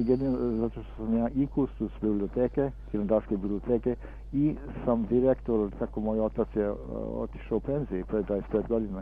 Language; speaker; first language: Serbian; early bilingual, heritage; Serbian